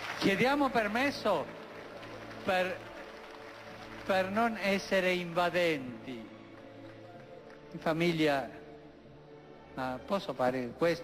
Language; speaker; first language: Italian; non-native, fluent; Spanish